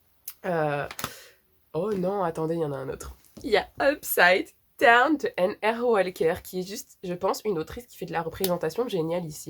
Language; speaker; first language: French; native; French